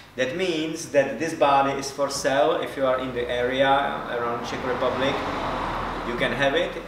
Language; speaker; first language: English; non-native, fluent; Czech